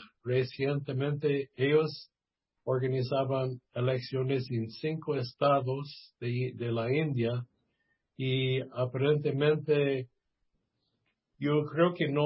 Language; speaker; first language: Spanish; non-native, fluent; English